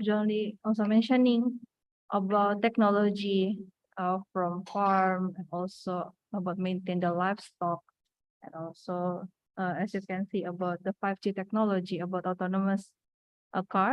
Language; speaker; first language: English; non-native, fluent; Indonesian